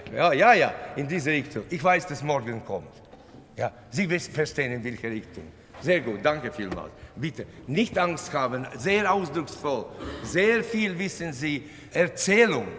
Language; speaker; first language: German; non-native, learner; Latvian